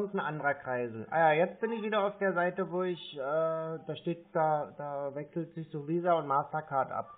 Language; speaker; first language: German; native; German